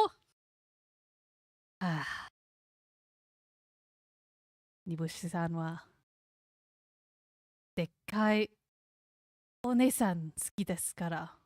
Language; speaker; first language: Japanese; non-native, learner; English